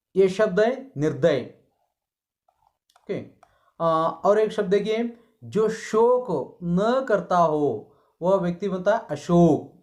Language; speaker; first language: Hindi; non-native, local second language; Kannada